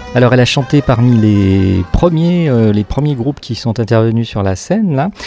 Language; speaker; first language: French; native; French